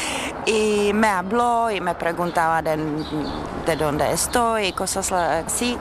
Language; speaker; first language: Spanish; non-native, fluent; Czech